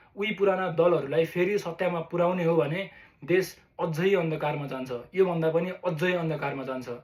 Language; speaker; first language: Nepali; native; Nepali